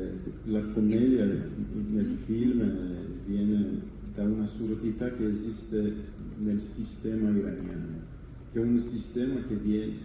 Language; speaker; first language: Italian; non-native, fluent; Persian